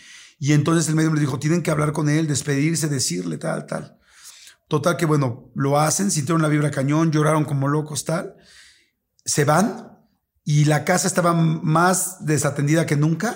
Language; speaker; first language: Spanish; native; Spanish